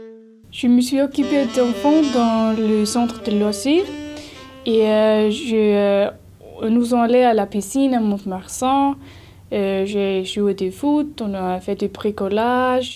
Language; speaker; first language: French; non-native, learner; Icelandic